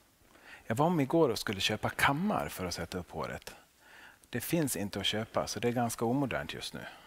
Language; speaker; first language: Swedish; non-native, local second language; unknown